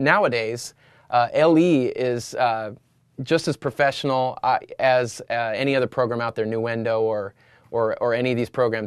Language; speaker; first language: English; native; English